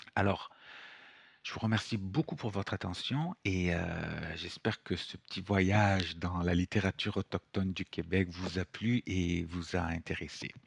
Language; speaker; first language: French; non-native, fluent; Italian